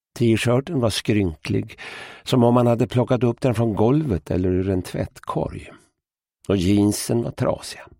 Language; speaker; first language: Swedish; native; Swedish